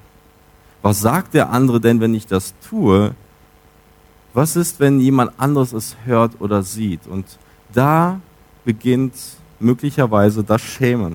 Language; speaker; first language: German; native; German